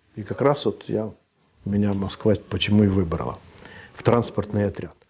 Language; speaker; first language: Russian; native; Russian